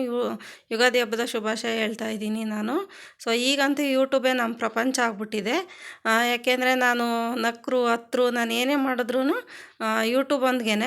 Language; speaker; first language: Kannada; native; Kannada